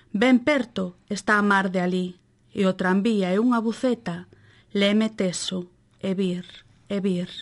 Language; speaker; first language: Galician; native; Galician